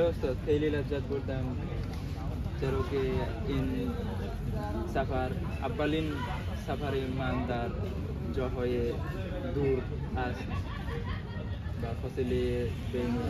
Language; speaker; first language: Persian; non-native, learner; Bangla